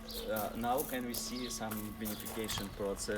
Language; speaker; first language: English; non-native, learner; Russian